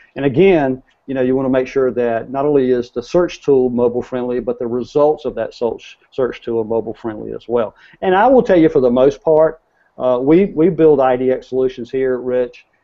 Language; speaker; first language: English; native; English